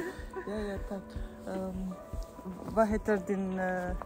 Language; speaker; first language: Swedish; non-native, learner; Hazaragi